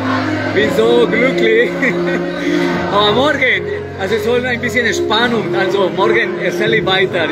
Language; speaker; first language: German; non-native, fluent; Spanish